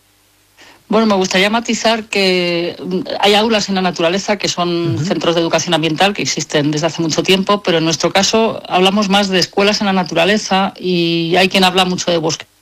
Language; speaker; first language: Spanish; native; Spanish